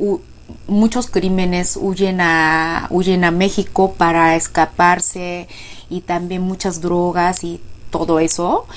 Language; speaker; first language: Spanish; non-native, fluent; Korean